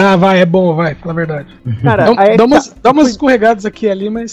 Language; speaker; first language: Portuguese; native; Portuguese